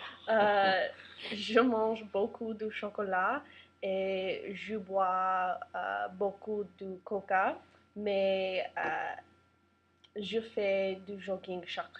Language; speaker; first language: French; non-native, learner; English